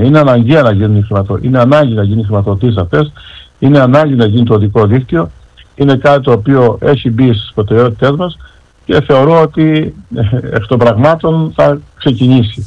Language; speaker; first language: Greek; native; Greek